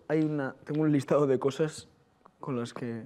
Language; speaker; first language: Spanish; native; Spanish